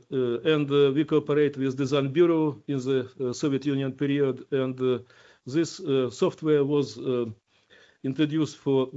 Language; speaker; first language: English; non-native, learner; Ukrainian